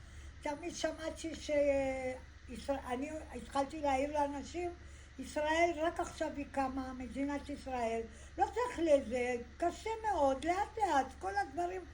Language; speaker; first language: Hebrew; early bilingual, other home language; Arabic